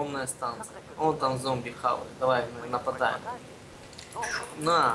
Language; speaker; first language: Russian; native; Russian